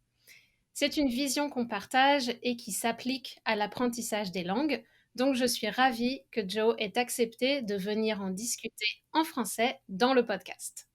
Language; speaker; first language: French; native; French